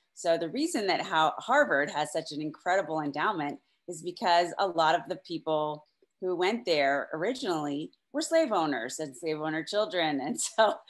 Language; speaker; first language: English; native; English